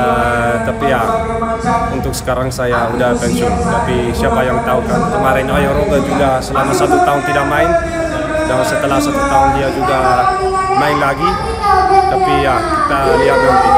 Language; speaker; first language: Indonesian; non-native, fluent; Dutch